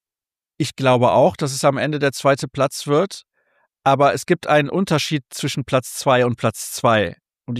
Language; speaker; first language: German; native; German